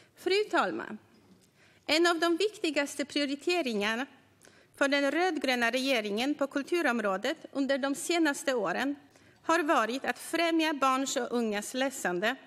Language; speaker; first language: Swedish; native; Swedish